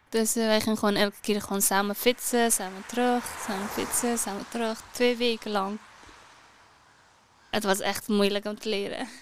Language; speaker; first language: Dutch; non-native, learner; Persian